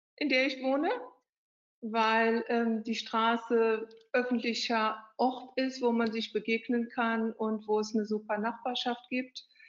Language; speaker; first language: German; native; German